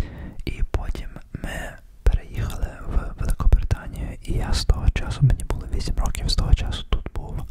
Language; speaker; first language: Ukrainian; early bilingual, heritage; Ukrainian